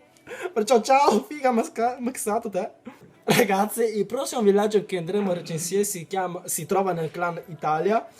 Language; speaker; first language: Italian; early bilingual, other home language; Chinese